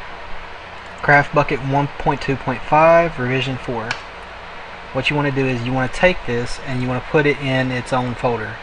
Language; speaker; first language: English; native; English